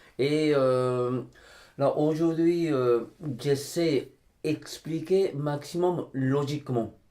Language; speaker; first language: French; non-native, fluent; Japanese